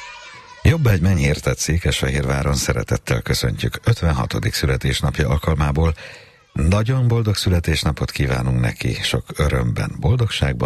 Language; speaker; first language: Hungarian; native; Hungarian